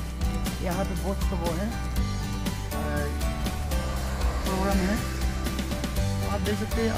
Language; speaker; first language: Hindi; non-native, local second language; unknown